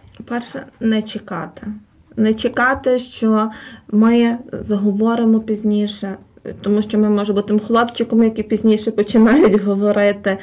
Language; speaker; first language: Ukrainian; native; Ukrainian